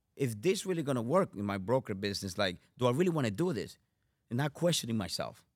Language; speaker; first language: English; non-native, fluent; Spanish